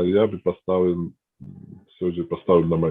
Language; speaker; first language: Russian; non-native, fluent; Georgian